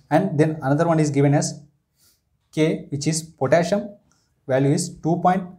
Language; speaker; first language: English; non-native, local second language; Telugu